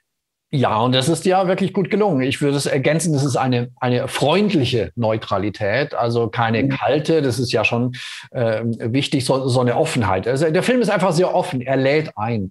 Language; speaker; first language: German; native; German